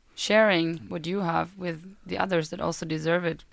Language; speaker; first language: English; non-native, fluent; German